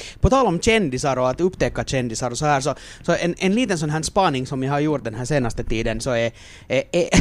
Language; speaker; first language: Swedish; native; Swedish